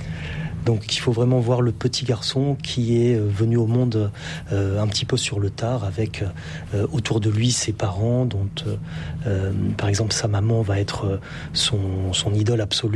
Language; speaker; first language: French; native; French